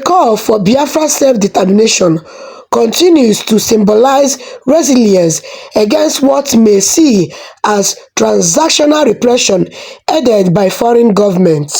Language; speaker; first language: English; non-native, local second language; Igbo